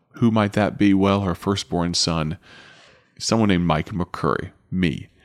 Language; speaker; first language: English; native; English